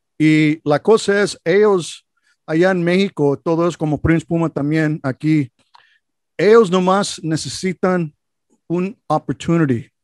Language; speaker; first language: Spanish; non-native, learner; English